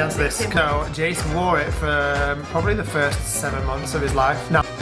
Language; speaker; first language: English; native; English